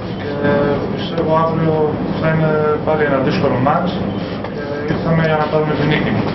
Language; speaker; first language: Greek; early bilingual, heritage; German